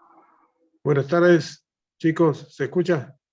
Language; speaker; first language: Spanish; native; Spanish